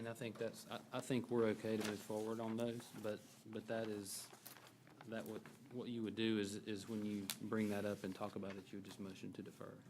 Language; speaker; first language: English; native; English